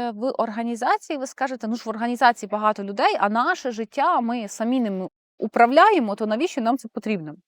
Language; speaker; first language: Ukrainian; non-native, local second language; Russian